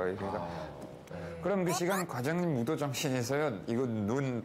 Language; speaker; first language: Korean; non-native, learner; French